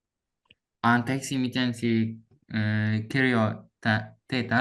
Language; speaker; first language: Finnish; non-native, learner; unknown